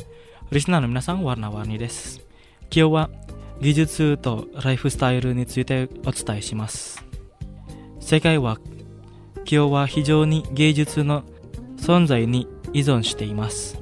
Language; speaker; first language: Japanese; non-native, fluent; Indonesian